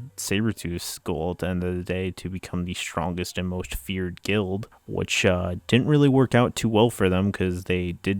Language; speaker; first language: English; native; English